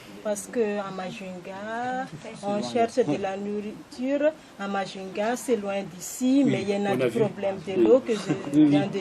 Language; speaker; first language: French; non-native, local second language; Malagasy